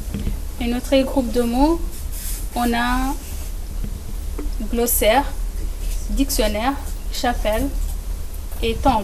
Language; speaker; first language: French; non-native, local second language; Comorian